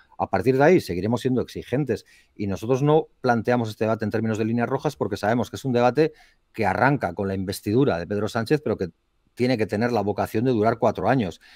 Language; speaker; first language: Spanish; native; Spanish